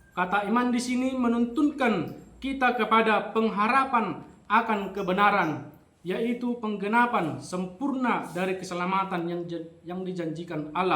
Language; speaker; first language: Indonesian; native; Indonesian